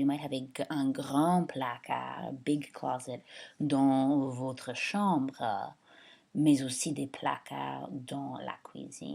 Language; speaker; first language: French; non-native, fluent; English